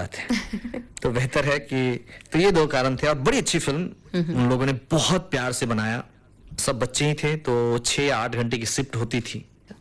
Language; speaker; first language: Hindi; non-native, local second language; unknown